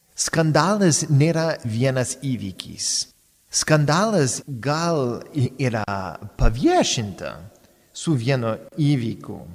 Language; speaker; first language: Lithuanian; non-native, fluent; English